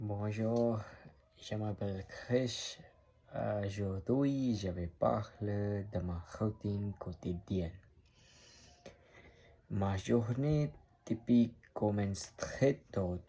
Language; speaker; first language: French; non-native, learner; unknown